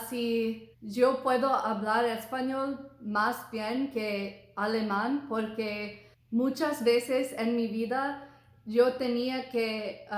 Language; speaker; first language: Spanish; non-native, learner; English